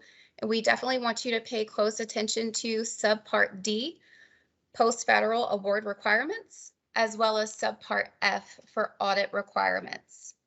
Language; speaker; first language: English; native; English